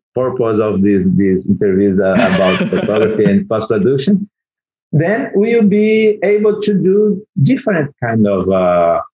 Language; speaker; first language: English; non-native, learner; Portuguese